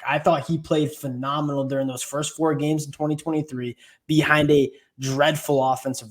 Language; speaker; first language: English; native; English